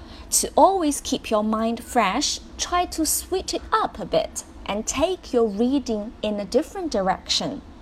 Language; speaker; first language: English; non-native, fluent; Chinese